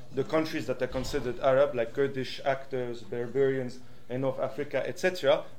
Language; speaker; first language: English; non-native, fluent; French